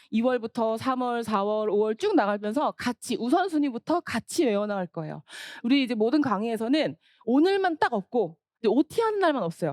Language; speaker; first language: Korean; native; Korean